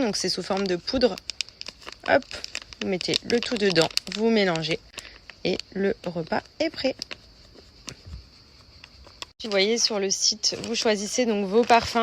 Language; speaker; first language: French; native; French